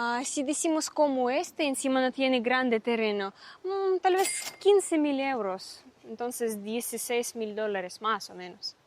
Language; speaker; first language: Spanish; non-native, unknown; Russian